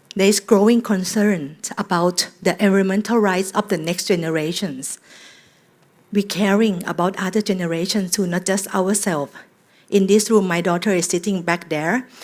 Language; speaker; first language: English; non-native, fluent; Thai